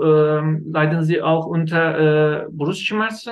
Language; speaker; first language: German; non-native, learner; Turkish